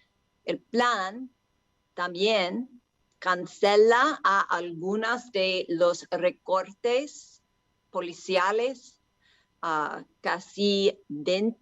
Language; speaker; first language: Spanish; non-native, learner; English